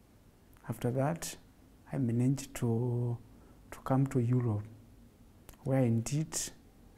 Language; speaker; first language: English; non-native, local second language; Kamba